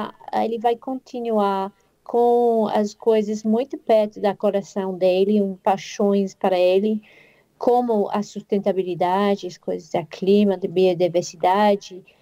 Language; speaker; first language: Portuguese; non-native, fluent; English